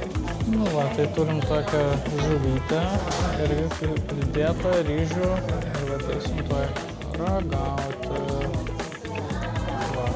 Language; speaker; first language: Lithuanian; native; Lithuanian